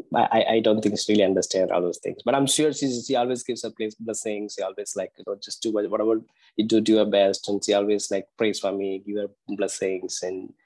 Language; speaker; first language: English; non-native, local second language; Tamil